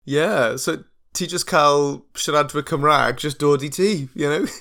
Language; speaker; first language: Welsh; non-native, learner; English